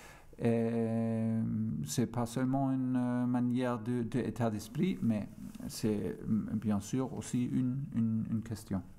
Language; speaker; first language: French; non-native, fluent; German